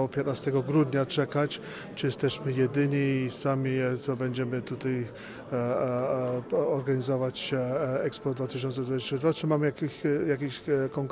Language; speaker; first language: Polish; early bilingual, heritage; Polish